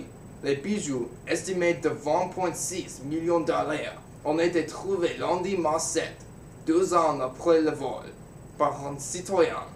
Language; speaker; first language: French; non-native, learner; English